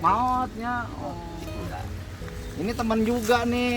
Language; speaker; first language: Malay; non-native, local second language; Sundanese